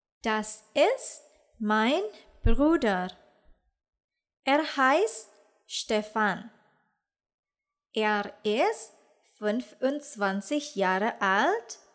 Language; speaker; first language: German; non-native, fluent; Indonesian